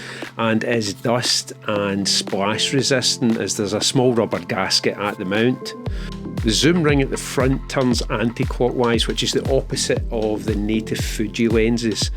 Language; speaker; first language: English; native; English